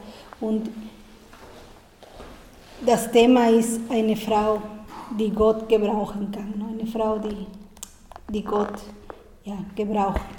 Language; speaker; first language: German; non-native, fluent; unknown